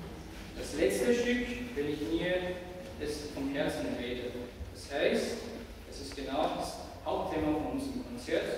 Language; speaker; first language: German; non-native, fluent; Chinese